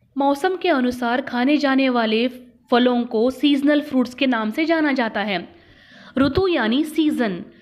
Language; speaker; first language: Hindi; non-native, local second language; Kannada